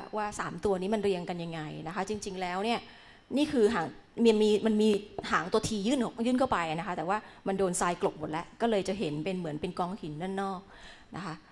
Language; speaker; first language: Thai; native; Thai